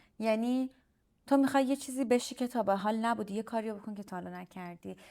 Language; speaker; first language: Persian; native; Persian